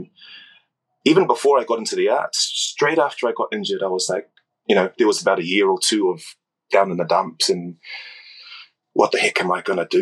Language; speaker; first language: English; native; English